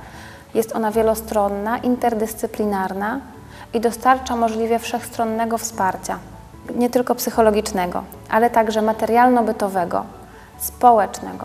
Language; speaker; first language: Polish; native; Polish